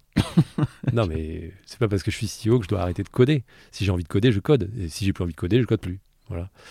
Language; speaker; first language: French; native; French